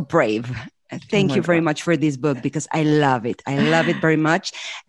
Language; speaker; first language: English; non-native, fluent; Spanish